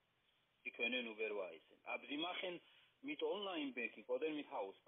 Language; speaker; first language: German; non-native, fluent; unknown